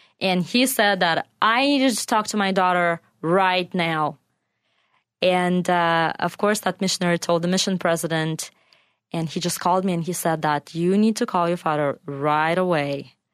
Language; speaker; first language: English; non-native, fluent; Russian